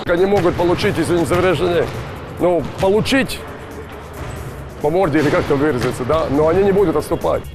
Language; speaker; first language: Russian; non-native, fluent; Latvian